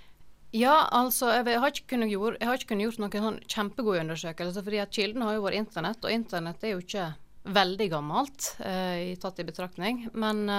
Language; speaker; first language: Norwegian; native; Norwegian